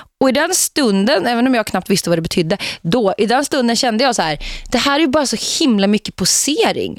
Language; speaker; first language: Swedish; native; Swedish